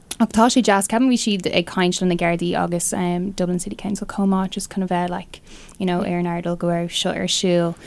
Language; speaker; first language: Irish; non-native, local second language; English